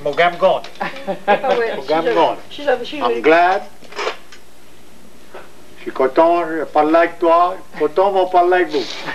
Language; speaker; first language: French; native; French